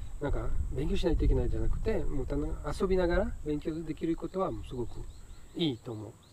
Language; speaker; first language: Japanese; non-native, learner; French